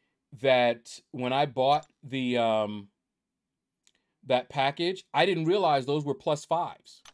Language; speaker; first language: English; native; English